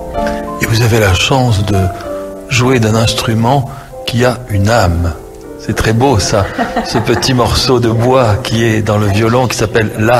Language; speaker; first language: French; native; French